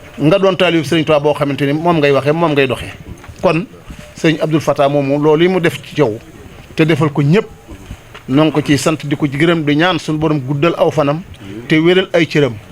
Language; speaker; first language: Wolof; native; Wolof